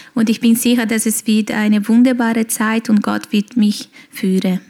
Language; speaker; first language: German; non-native, fluent; Portuguese